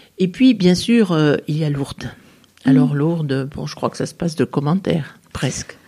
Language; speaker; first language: French; native; French